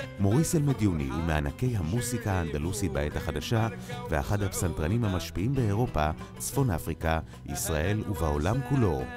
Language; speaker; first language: Hebrew; native; Hebrew